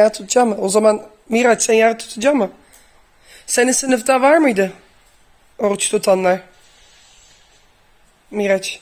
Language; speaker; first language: Turkish; early bilingual, heritage; Turkish